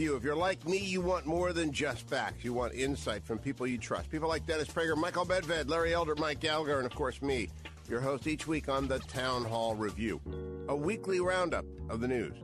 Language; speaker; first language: English; native; English